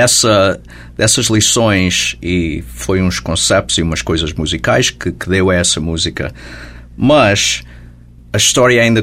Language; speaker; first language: Portuguese; early bilingual, heritage; Portuguese